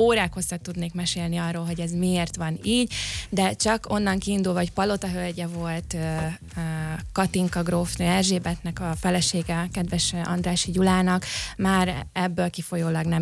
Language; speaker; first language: Hungarian; native; Hungarian